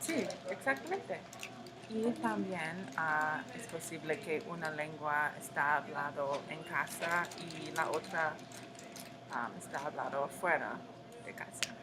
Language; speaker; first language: Spanish; non-native, learner; English